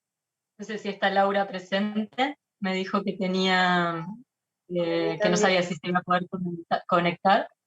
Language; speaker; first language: Spanish; native; Spanish